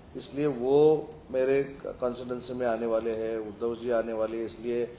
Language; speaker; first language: Hindi; non-native, local second language; Marathi